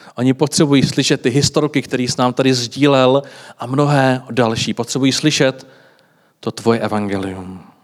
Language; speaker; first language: Czech; native; Czech